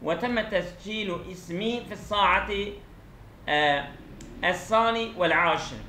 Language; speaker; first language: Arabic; non-native, fluent; Turkish